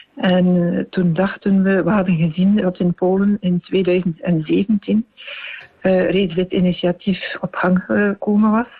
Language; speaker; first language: Dutch; native; Dutch